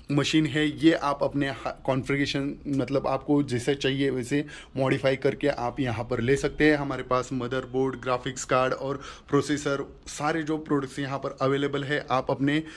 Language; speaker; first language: Hindi; non-native, local second language; Marathi